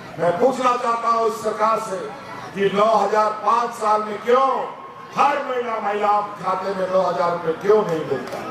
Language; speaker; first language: Hindi; non-native, local second language; Santali